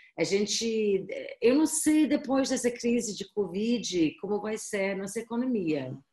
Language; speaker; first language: Portuguese; non-native, fluent; English